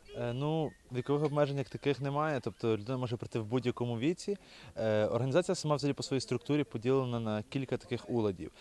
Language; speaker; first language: Ukrainian; native; Ukrainian